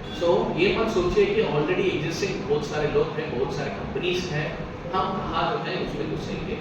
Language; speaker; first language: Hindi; non-native, local second language; Kannada